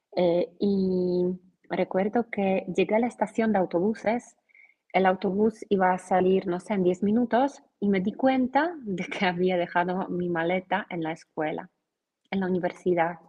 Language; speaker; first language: Spanish; non-native, fluent; Polish